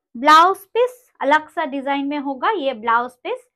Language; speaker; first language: Hindi; non-native, local second language; Bangla